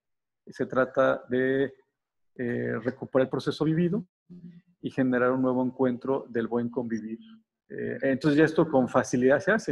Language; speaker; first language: Spanish; native; Spanish